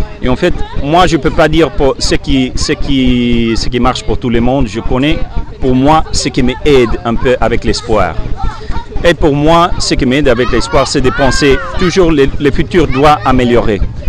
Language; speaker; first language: French; non-native, fluent; English